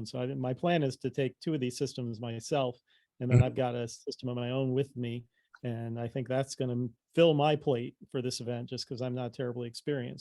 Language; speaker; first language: English; native; English